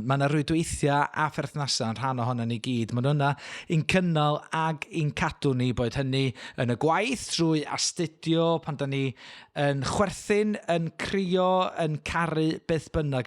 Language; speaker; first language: Welsh; native; Welsh